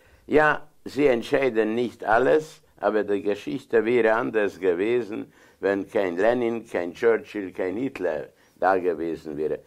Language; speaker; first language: German; non-native, fluent; Hungarian